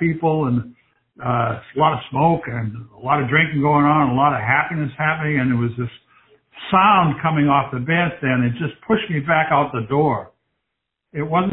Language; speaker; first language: English; native; English